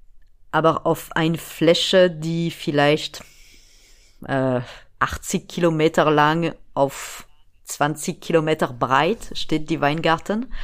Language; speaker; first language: German; non-native, fluent; French